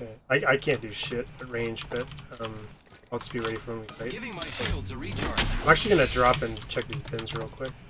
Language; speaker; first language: English; native; English